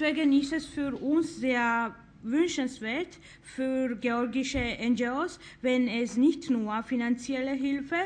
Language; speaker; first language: German; non-native, fluent; Georgian